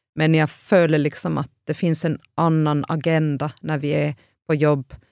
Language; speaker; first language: Norwegian; non-native, fluent; Finnish